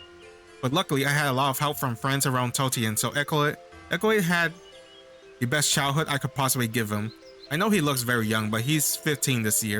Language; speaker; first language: English; native; English